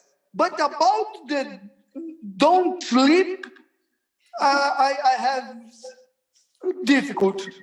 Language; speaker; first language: English; non-native, learner; Portuguese